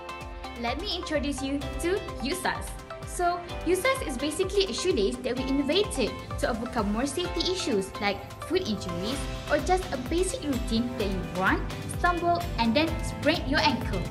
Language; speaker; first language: English; non-native, local second language; Malay